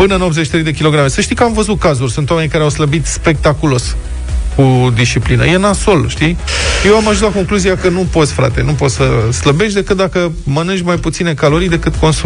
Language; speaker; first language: Romanian; native; Romanian